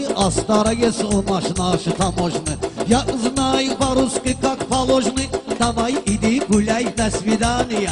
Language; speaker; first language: Russian; non-native, local second language; Talysh